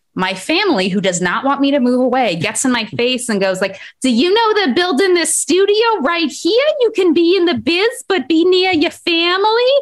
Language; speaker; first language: English; native; English